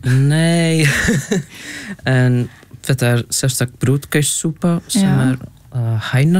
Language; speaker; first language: Icelandic; non-native, learner; Czech